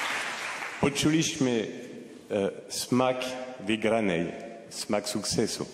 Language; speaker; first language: Polish; non-native, fluent; French